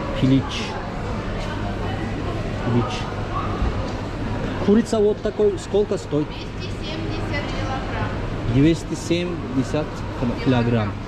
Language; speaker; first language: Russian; non-native, learner; Turkish